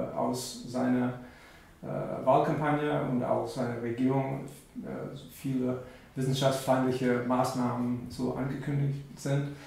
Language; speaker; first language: German; non-native, fluent; English